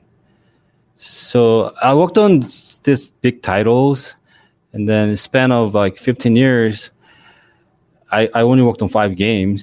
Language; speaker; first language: English; non-native, fluent; Korean